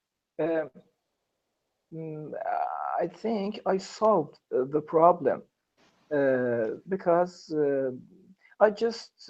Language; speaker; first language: English; non-native, learner; Persian